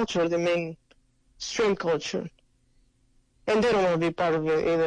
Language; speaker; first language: English; non-native, fluent; Spanish